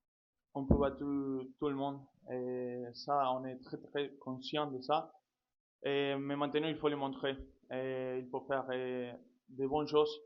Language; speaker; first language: French; non-native, fluent; Spanish